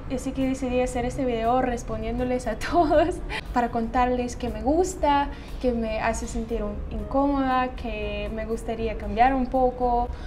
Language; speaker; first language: Spanish; non-native, fluent; Russian